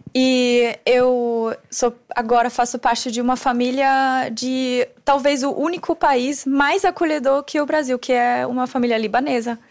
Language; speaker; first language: Portuguese; non-native, fluent; German